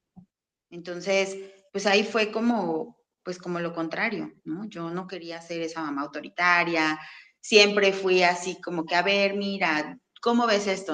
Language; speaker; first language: Spanish; native; Spanish